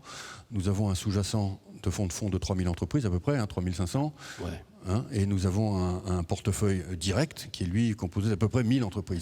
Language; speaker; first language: French; native; French